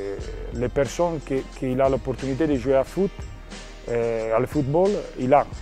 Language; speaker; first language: French; non-native, learner; Italian